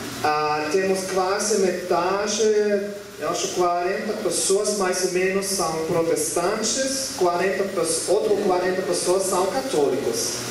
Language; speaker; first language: Portuguese; non-native, learner; German